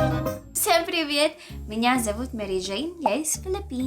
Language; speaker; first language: Russian; non-native, learner; Filipino